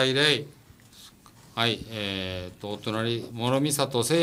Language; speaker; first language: Japanese; native; Japanese